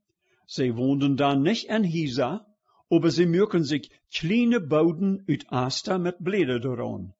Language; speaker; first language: German; early bilingual, heritage; Plautdietsch